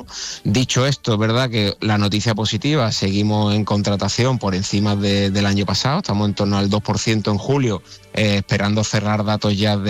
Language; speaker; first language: Spanish; native; Spanish